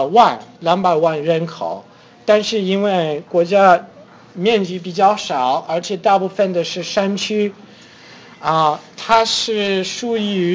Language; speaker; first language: Chinese; non-native, fluent; English